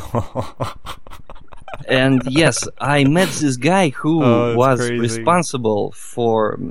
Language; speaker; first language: English; non-native, fluent; Russian